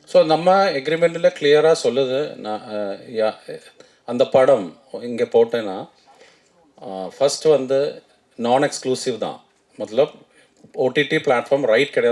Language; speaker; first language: Tamil; non-native, fluent; Malayalam